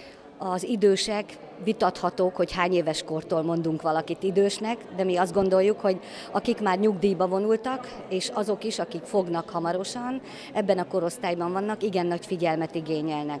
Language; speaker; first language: Hungarian; native; Hungarian